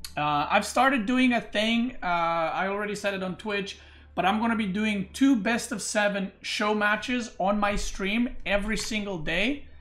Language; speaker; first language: English; non-native, fluent; Serbian